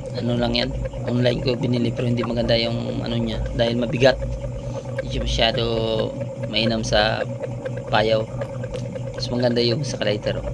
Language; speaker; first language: Filipino; non-native, local second language; Cebuano